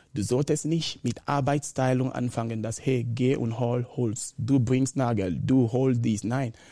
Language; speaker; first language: German; non-native, fluent; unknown